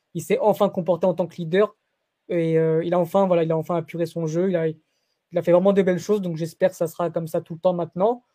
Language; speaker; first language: French; early bilingual, other home language; Portuguese